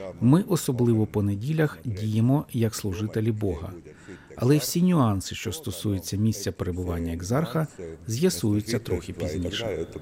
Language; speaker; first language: Ukrainian; non-native, fluent; Estonian